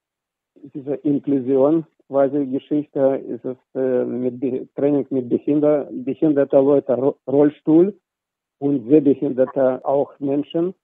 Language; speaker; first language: German; non-native, fluent; Russian